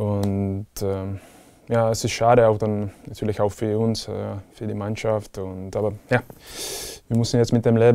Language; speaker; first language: German; non-native, fluent; Czech